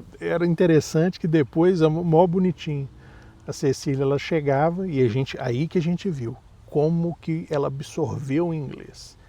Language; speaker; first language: Portuguese; native; Portuguese